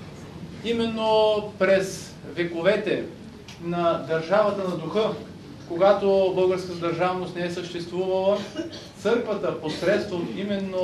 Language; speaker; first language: Bulgarian; native; Bulgarian